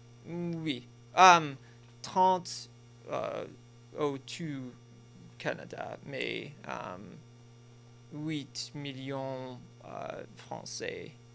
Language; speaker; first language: French; non-native, local second language; English